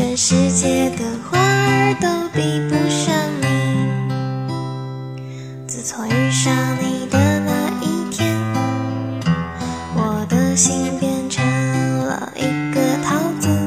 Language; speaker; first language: Chinese; native; Chinese